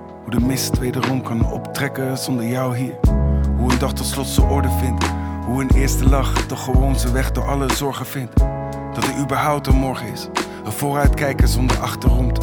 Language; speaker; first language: Dutch; native; Dutch